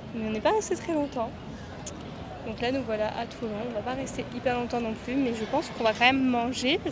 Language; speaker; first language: French; native; French